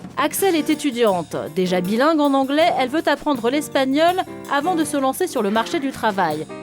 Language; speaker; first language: French; native; French